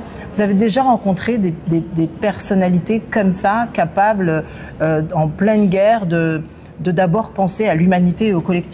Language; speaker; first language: French; native; French